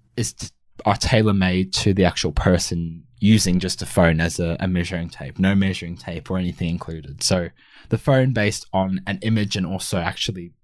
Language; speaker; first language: English; native; English